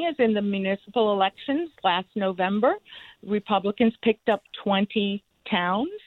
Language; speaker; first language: English; non-native, fluent; Spanish